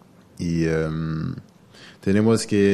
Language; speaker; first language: Spanish; non-native, learner; French